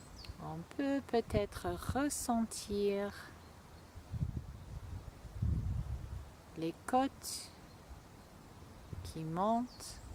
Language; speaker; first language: French; non-native, fluent; English